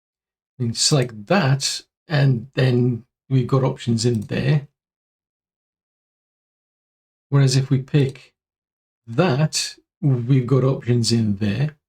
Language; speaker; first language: English; native; English